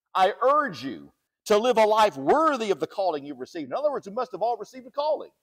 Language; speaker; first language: English; native; English